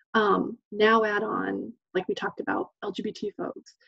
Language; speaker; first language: English; native; English